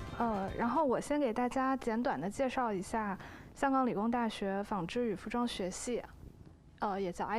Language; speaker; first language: Chinese; native; Chinese